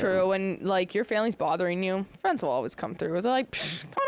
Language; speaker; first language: English; native; English